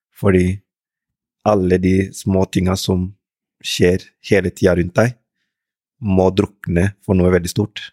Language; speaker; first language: Norwegian; early bilingual, other home language; Rundi